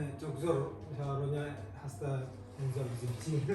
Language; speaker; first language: Turkish; non-native, learner; Indonesian